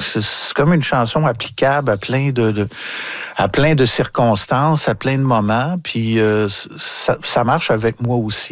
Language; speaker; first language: French; native; French